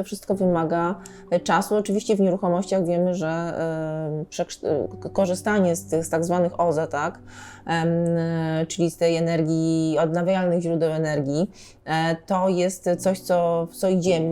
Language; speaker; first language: Polish; native; Polish